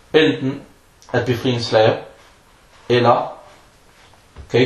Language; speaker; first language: Danish; non-native, fluent; Arabic